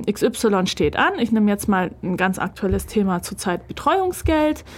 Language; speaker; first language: German; early bilingual, other home language; Turkish